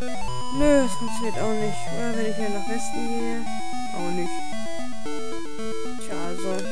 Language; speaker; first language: German; native; German